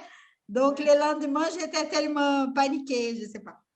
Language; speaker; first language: French; non-native, fluent; Portuguese